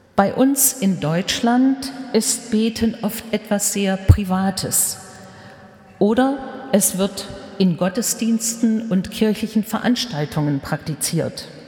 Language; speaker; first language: German; native; German